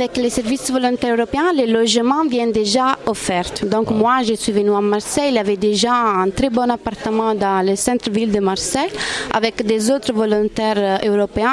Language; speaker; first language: French; non-native, fluent; Italian